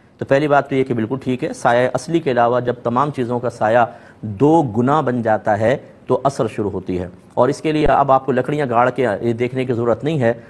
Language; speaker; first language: Urdu; native; Urdu